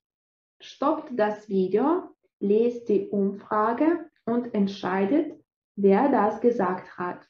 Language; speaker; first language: German; non-native, fluent; Russian